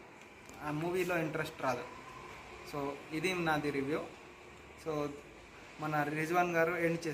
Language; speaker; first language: Telugu; non-native, local second language; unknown